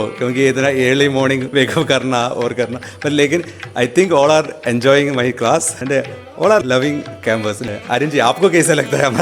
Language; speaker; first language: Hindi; non-native, local second language; Malayalam